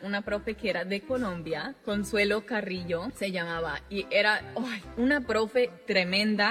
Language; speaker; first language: Spanish; non-native, fluent; English